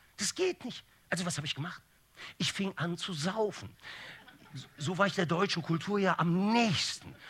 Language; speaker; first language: German; early bilingual, other home language; Turkish